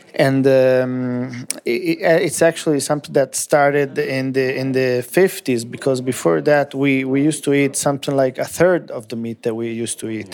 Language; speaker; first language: English; non-native, fluent; Italian